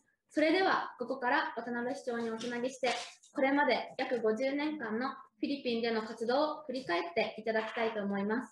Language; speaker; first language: Japanese; native; Japanese